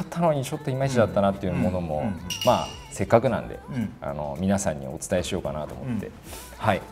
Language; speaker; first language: Japanese; native; Japanese